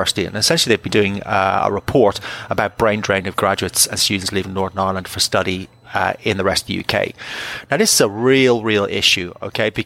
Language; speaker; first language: English; native; English